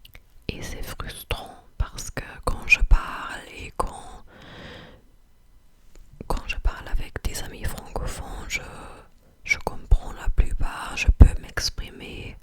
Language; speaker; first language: French; non-native, fluent; English